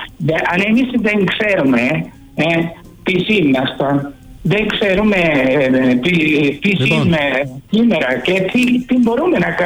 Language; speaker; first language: Greek; non-native, fluent; Italian